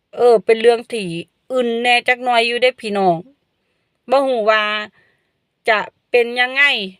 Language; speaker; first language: Thai; non-native, local second language; Northeastern Thai